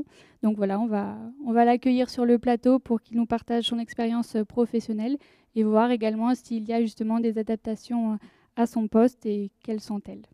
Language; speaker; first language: French; native; French